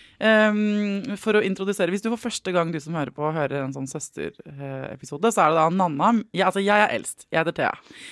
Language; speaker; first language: Norwegian; native; Norwegian